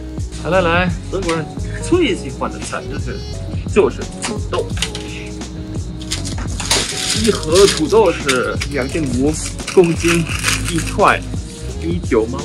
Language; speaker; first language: Chinese; non-native, fluent; German